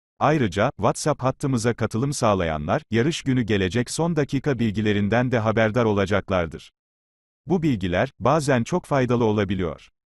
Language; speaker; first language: Turkish; native; Turkish